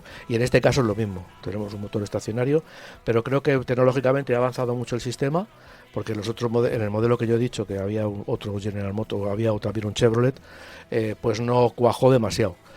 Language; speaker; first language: Spanish; native; Spanish